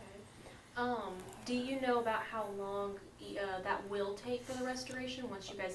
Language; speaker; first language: English; native; English